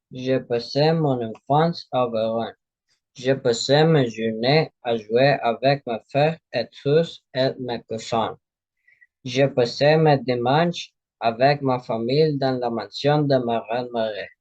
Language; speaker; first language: French; non-native, learner; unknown